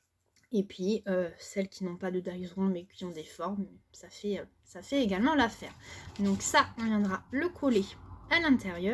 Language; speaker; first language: French; native; French